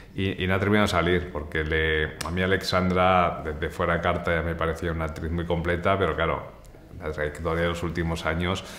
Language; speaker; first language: Spanish; native; Spanish